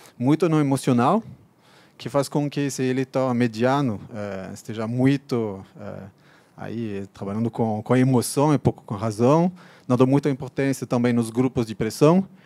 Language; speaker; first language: Portuguese; non-native, fluent; French